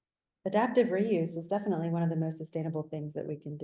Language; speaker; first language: English; native; English